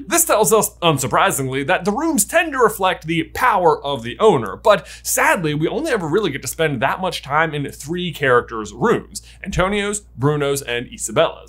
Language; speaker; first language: English; native; English